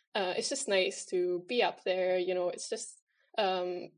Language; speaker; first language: English; non-native, fluent; Italian